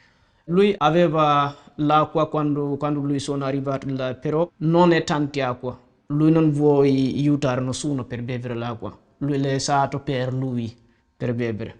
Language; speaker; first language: Italian; non-native, learner; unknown